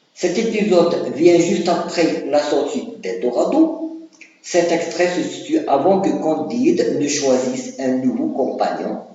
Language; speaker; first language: French; non-native, local second language; Arabic